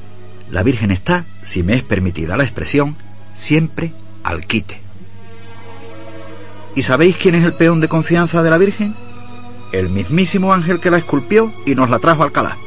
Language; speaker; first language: Spanish; native; Spanish